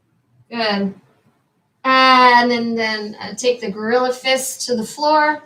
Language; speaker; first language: English; native; English